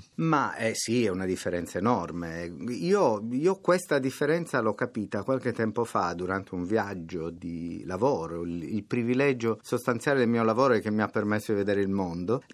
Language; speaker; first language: Italian; non-native, local second language; Sardinian